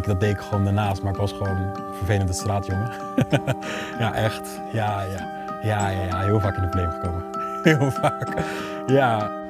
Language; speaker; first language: Dutch; native; Dutch